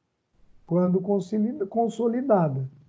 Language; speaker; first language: Portuguese; native; Portuguese